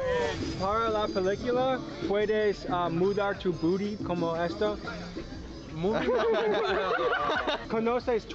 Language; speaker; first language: Spanish; non-native, learner; English